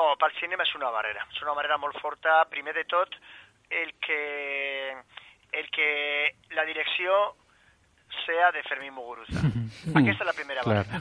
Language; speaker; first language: Catalan; non-native, fluent; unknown